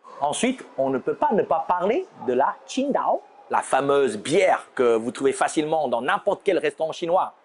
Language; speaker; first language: French; non-native, fluent; Chinese